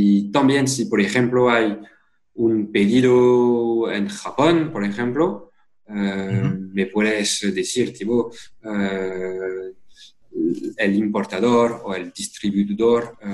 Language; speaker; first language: Spanish; non-native, fluent; French